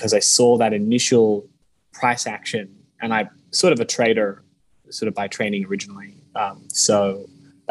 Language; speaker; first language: English; native; English